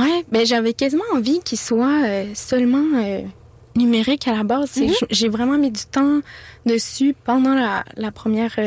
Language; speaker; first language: French; native; French